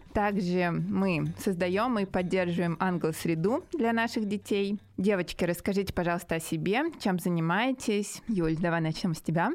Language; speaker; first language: Russian; native; Russian